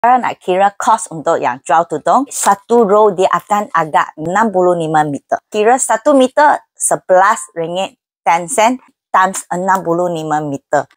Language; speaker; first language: Malay; non-native, local second language; Chinese